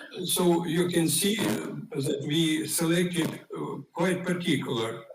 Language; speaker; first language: English; non-native, fluent; Ukrainian